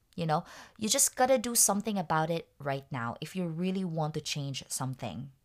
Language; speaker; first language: English; non-native, local second language; Waray